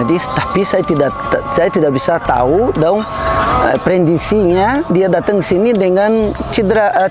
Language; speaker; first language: Indonesian; non-native, fluent; Portuguese